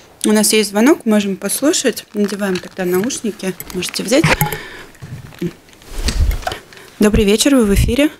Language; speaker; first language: Russian; native; Russian